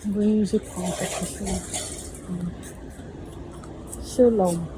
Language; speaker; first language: French; non-native, fluent; Khmer